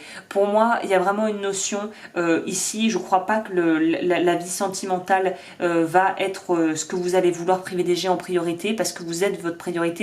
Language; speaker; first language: French; native; French